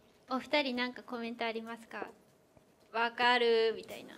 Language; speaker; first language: Japanese; native; Japanese